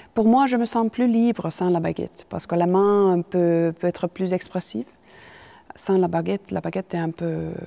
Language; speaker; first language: French; non-native, fluent; Finnish